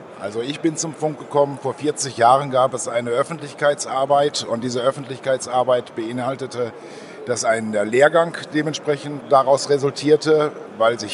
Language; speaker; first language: German; native; German